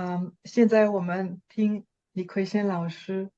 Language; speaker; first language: Chinese; non-native, fluent; French